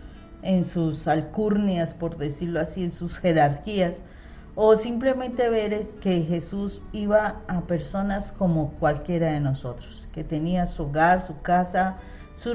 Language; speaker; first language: Spanish; native; Spanish